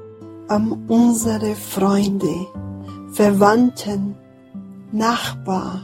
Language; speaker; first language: German; non-native, fluent; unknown